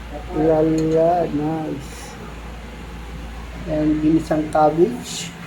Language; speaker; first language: English; non-native, local second language; Filipino